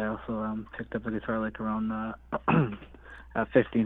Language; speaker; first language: English; native; English